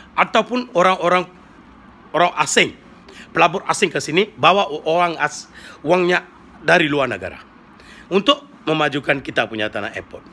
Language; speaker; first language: Malay; non-native, local second language; Tamil